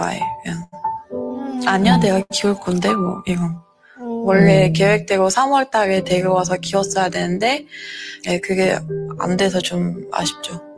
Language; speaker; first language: Korean; non-native, fluent; French